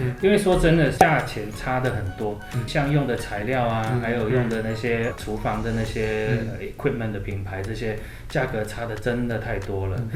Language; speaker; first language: Chinese; non-native, local second language; English